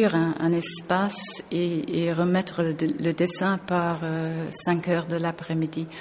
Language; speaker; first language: French; non-native, fluent; English